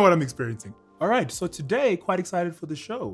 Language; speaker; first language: English; native; English